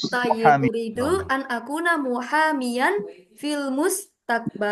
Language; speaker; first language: Arabic; non-native, fluent; Indonesian